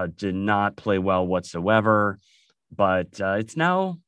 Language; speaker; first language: English; native; English